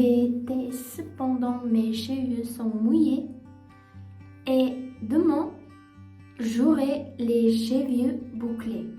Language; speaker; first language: French; non-native, learner; Russian